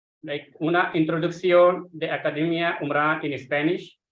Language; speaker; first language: Spanish; non-native, fluent; Hindi